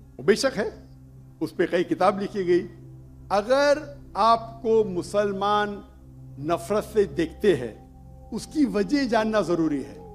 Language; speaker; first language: Urdu; non-native, local second language; Konkani